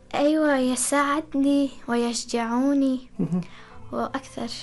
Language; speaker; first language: Arabic; non-native, learner; Persian